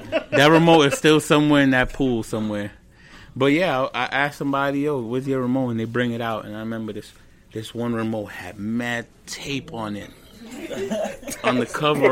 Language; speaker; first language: English; early bilingual, other home language; Spanish